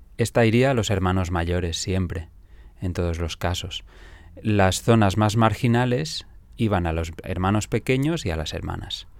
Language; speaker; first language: Spanish; non-native, local second language; Catalan